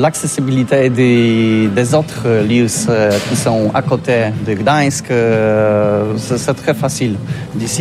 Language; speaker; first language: French; non-native, learner; Polish